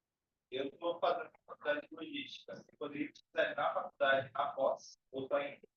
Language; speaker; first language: Portuguese; non-native, learner; Spanish